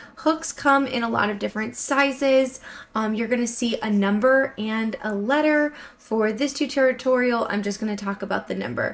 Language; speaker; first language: English; native; English